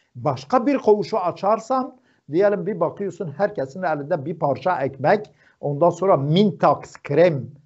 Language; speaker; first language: Turkish; non-native, local second language; Zaza